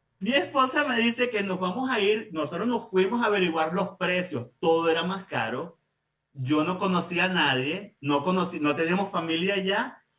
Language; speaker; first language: Spanish; native; Spanish